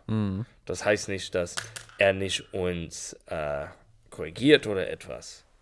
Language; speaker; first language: German; non-native, learner; English